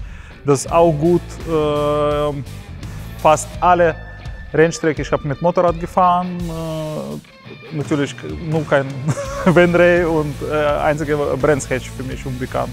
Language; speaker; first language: German; non-native, learner; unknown